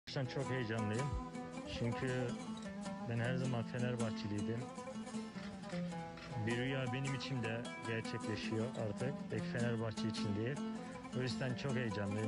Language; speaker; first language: Turkish; early bilingual, heritage; Turkish